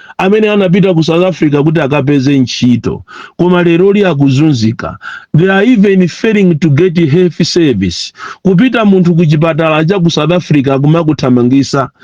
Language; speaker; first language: Nyanja; non-native, local second language; Tumbuka